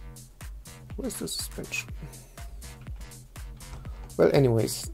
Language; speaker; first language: English; non-native, fluent; German